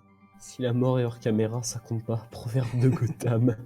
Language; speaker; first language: French; native; French